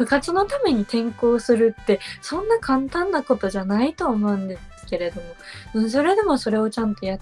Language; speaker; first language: Japanese; native; Japanese